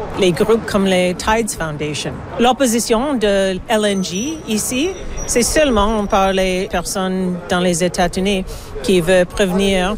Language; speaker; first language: French; non-native, learner; Chinese